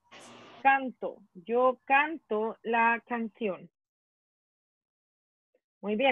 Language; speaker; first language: Spanish; non-native, fluent; English